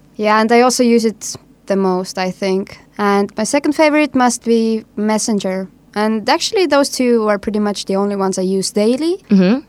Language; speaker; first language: English; non-native, fluent; Estonian